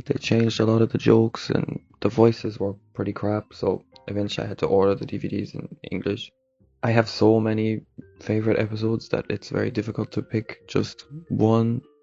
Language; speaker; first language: English; native; English